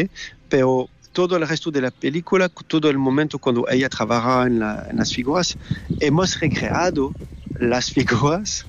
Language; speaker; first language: Spanish; non-native, learner; French